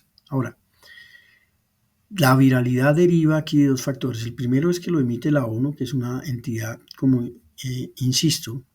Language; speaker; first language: Spanish; native; Spanish